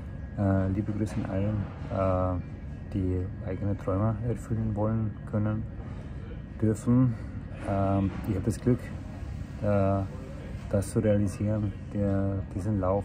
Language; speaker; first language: German; non-native, fluent; Slovak